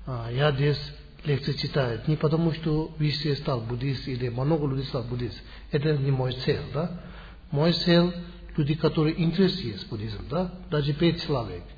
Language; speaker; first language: Russian; non-native, learner; Tibetan